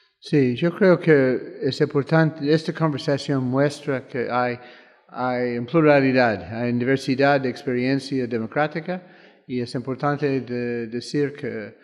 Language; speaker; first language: Spanish; non-native, fluent; English